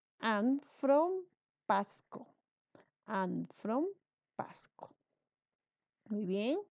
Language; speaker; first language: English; non-native, learner; Spanish